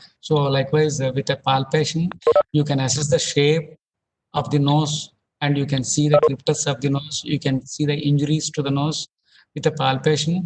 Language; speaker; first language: English; non-native, local second language; Telugu